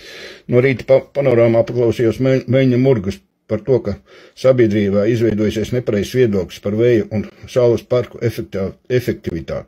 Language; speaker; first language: Latvian; native; Latvian